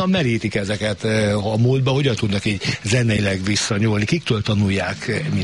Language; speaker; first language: Hungarian; native; Hungarian